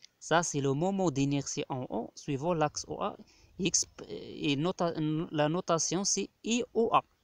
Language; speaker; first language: French; non-native, local second language; Arabic